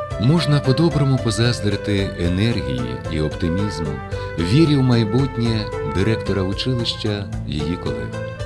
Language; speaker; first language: Ukrainian; native; Ukrainian